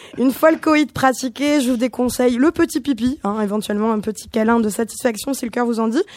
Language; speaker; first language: French; native; French